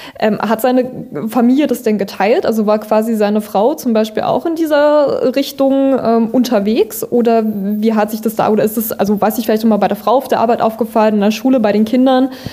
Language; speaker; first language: German; native; German